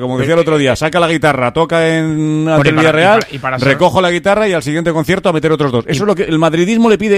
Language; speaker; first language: Spanish; native; Spanish